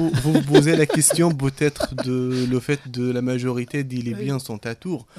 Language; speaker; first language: French; non-native, fluent; Arabic